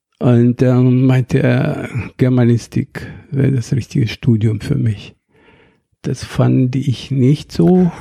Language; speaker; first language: German; non-native, fluent; Arabic